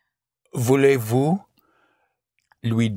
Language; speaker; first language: French; non-native, learner; English